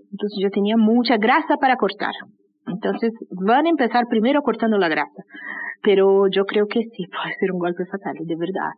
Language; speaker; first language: Spanish; native; Spanish